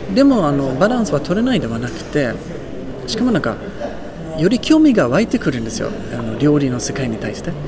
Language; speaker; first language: Japanese; non-native, fluent; Swedish